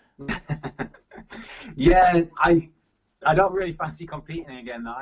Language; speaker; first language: English; native; English